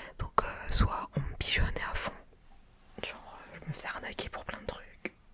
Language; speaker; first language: French; early bilingual, other home language; Vietnamese